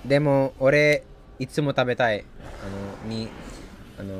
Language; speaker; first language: Japanese; non-native, learner; English